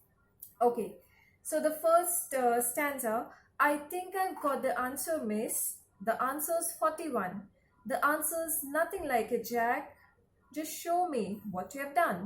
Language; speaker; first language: English; non-native, local second language; Hindi